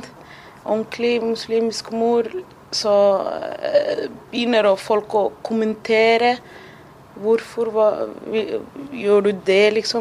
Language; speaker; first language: Norwegian; non-native, fluent; Somali